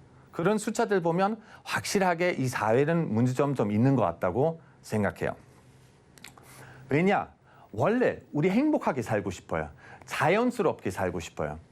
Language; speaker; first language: Korean; non-native, fluent; German